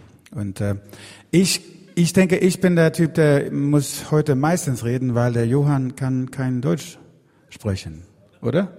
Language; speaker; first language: German; non-native, fluent; Swedish